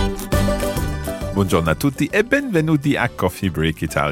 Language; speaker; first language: Italian; non-native, fluent; English